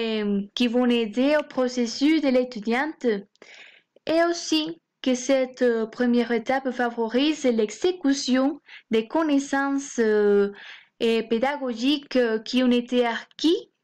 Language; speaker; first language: French; non-native, fluent; Spanish